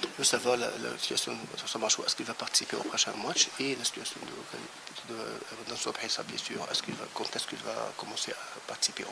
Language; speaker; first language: French; non-native, fluent; Arabic